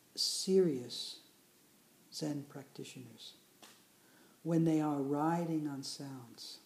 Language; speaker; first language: English; native; English